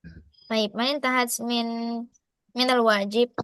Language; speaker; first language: Arabic; non-native, fluent; Indonesian